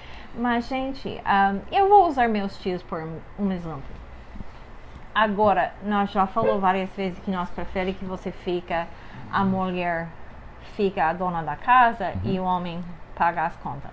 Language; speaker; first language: Portuguese; non-native, fluent; English